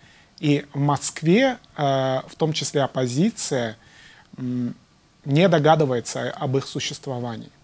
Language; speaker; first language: Russian; native; Russian